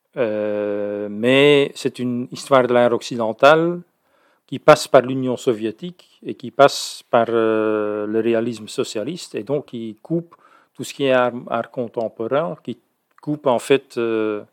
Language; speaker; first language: French; native; French